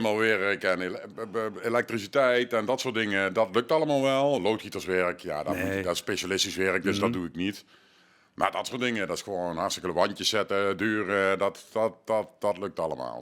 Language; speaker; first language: Dutch; native; Dutch